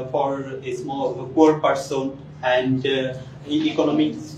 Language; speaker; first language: English; non-native, learner; Bangla